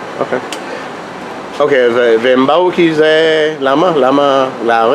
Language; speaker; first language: Hebrew; non-native, fluent; English